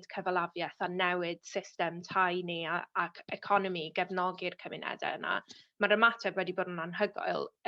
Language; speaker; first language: Welsh; native; Welsh